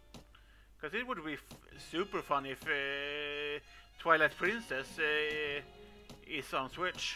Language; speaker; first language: English; non-native, fluent; Swedish